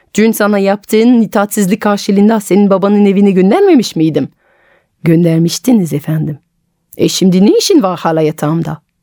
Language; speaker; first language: Turkish; non-native, fluent; French